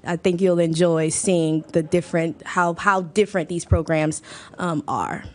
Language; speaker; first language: English; native; English